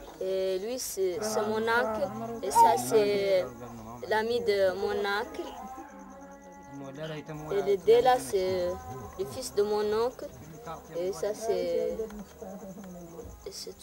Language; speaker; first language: French; non-native, learner; Arabic